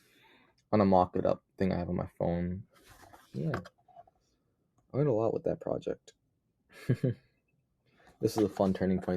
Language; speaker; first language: English; native; English